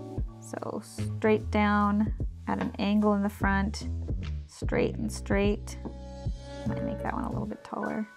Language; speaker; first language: English; native; English